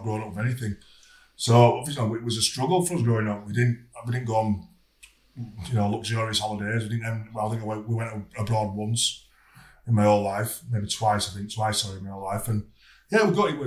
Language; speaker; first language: English; native; English